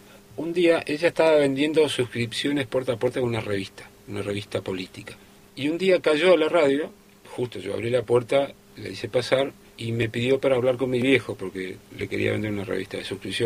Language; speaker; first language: Spanish; native; Spanish